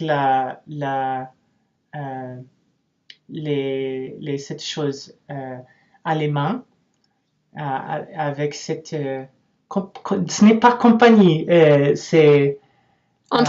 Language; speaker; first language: French; non-native, learner; English